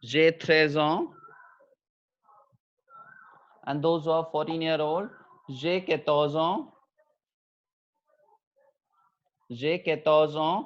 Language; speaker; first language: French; non-native, fluent; Hindi